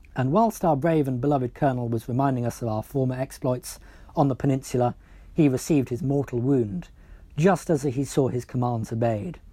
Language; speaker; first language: English; native; English